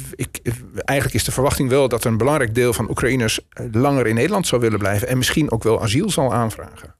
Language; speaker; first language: Dutch; native; Dutch